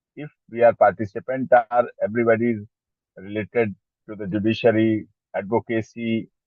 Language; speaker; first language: English; non-native, local second language; Hindi